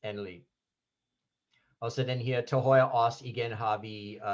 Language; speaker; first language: Danish; non-native, fluent; English